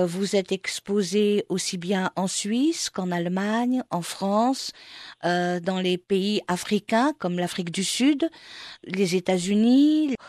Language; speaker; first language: French; non-native, local second language; Arabic